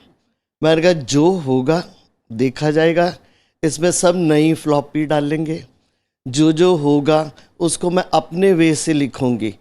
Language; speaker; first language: Hindi; native; Hindi